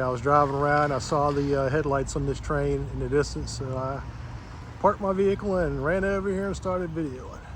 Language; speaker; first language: English; native; English